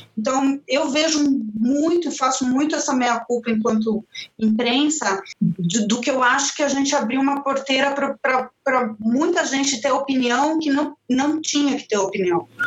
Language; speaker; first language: Portuguese; non-native, fluent; Spanish